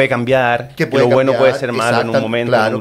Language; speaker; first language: Spanish; native; Spanish